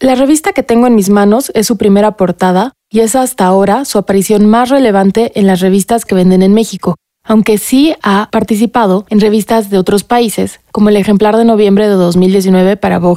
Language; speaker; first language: Spanish; native; Spanish